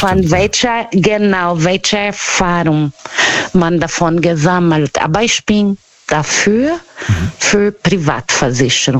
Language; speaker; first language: German; non-native, learner; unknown